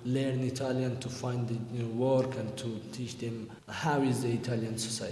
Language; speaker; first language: English; non-native, learner; Persian